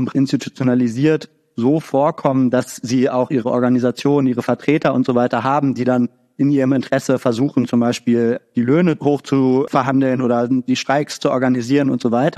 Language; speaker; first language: German; native; German